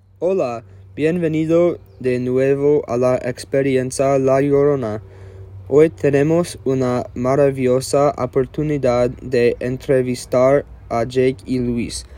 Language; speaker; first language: Spanish; non-native, learner; English